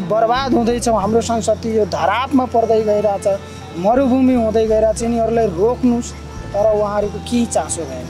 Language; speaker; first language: Nepali; non-native, local second language; Maithili